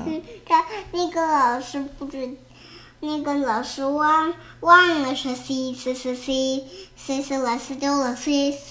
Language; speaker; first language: Chinese; early bilingual, heritage; Chinese